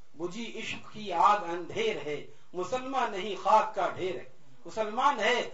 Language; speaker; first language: Urdu; native; Urdu